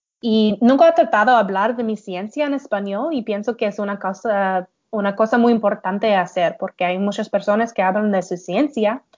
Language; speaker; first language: Spanish; non-native, learner; English